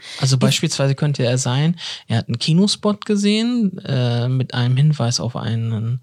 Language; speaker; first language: German; native; German